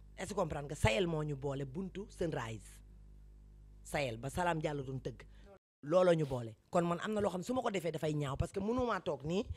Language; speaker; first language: Wolof; native; Wolof